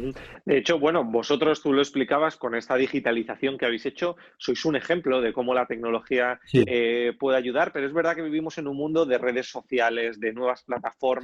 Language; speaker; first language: Spanish; native; Spanish